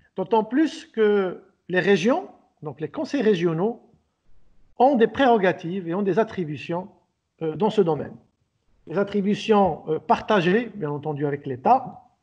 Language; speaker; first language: French; non-native, local second language; Arabic